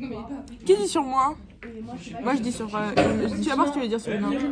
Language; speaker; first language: French; native; French